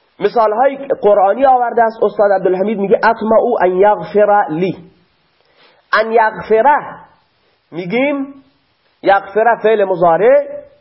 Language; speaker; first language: Persian; non-native, local second language; Baluchi